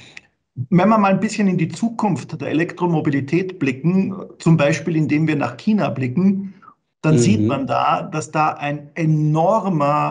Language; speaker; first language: German; native; German